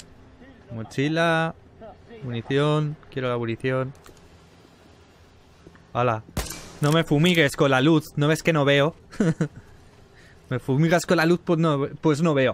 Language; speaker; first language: Spanish; native; Spanish